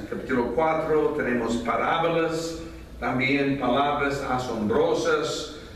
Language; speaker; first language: Spanish; non-native, fluent; English